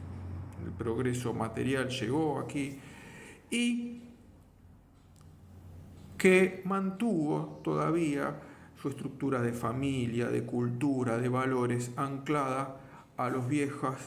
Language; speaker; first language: Spanish; native; Spanish